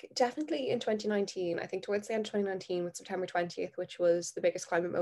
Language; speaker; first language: English; native; English